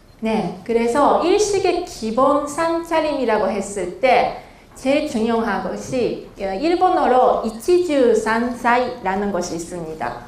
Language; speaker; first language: Korean; non-native, fluent; Japanese